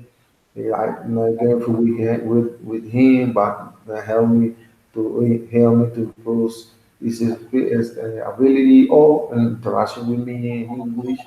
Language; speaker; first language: English; non-native, learner; Spanish